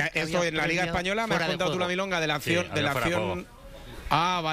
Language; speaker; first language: Spanish; native; Spanish